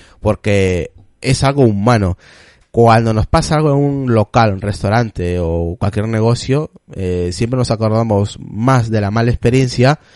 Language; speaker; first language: Spanish; native; Spanish